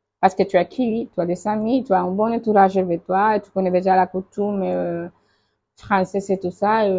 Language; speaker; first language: French; non-native, fluent; Spanish